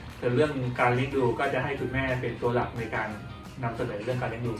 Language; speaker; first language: Thai; native; Thai